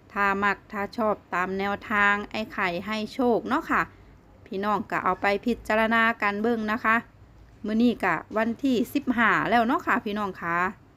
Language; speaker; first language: Thai; non-native, local second language; Northeastern Thai